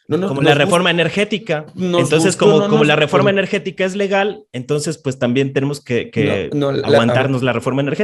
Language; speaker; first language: Spanish; native; Spanish